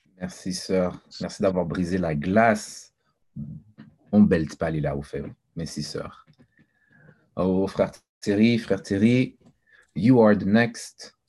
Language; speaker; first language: French; early bilingual, other home language; Haitian Creole